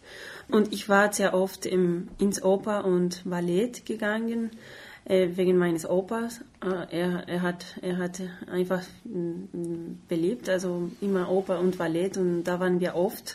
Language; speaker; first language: German; non-native, fluent; Spanish